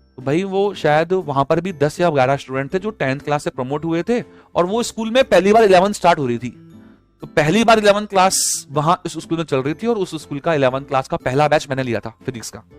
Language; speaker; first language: Hindi; native; Hindi